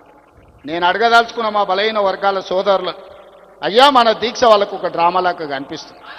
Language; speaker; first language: Telugu; native; Telugu